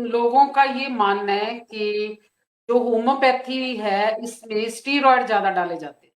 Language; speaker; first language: Hindi; non-native, local second language; Punjabi